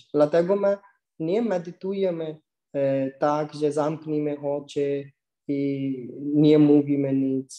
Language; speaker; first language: Polish; non-native, learner; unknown